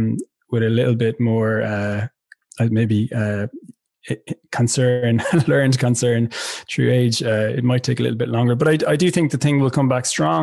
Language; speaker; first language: English; native; English